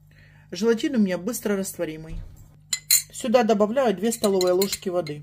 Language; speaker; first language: Russian; native; Russian